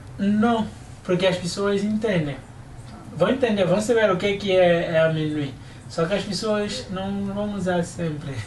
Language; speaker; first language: Portuguese; non-native, local second language; Upper Guinea Crioulo